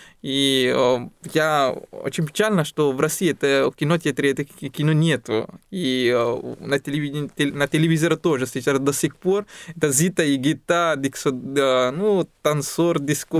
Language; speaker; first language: Russian; non-native, fluent; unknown